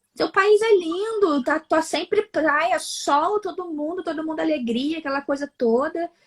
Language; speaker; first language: Portuguese; native; Portuguese